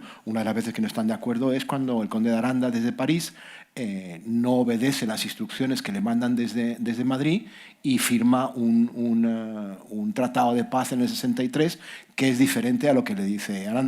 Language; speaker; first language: Spanish; native; Spanish